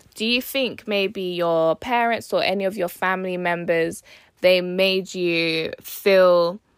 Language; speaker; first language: English; native; English